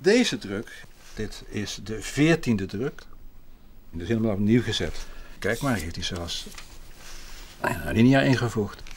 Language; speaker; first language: Dutch; native; Dutch